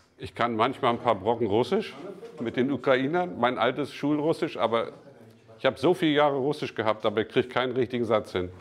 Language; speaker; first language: German; native; German